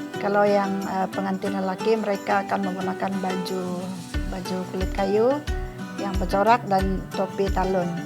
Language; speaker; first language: Malay; non-native, local second language; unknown